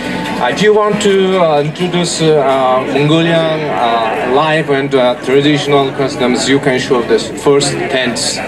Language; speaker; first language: English; non-native, learner; Mongolian